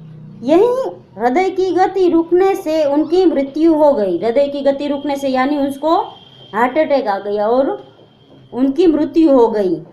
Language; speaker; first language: Hindi; non-native, local second language; Gujarati